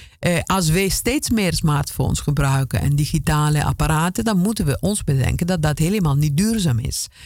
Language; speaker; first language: Dutch; non-native, fluent; Italian